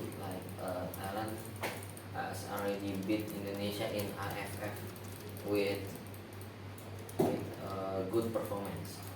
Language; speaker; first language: English; non-native, learner; Indonesian